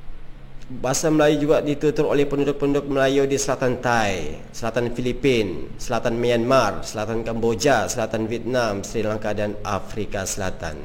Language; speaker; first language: Malay; native; Malay